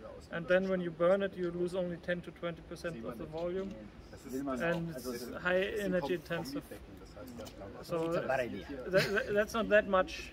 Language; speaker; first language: English; non-native, fluent; German